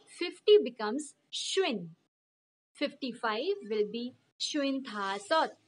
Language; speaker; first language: Hindi; native; Hindi